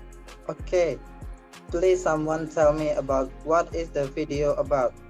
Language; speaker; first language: English; non-native, learner; Indonesian